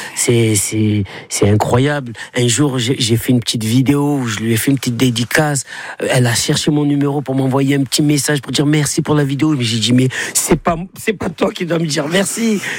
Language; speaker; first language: French; native; French